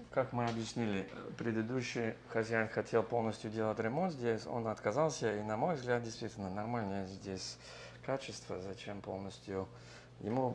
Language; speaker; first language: Russian; non-native, learner; English